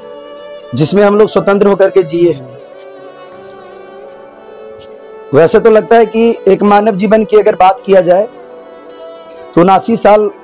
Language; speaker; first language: Hindi; native; Hindi